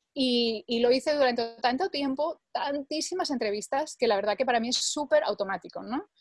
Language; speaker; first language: Spanish; early bilingual, other home language; English